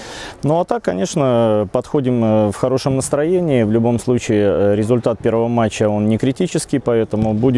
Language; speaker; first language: Russian; native; Russian